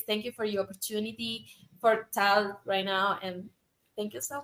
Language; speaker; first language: English; non-native, learner; Spanish